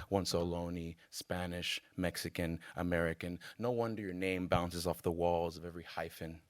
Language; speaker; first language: English; native; English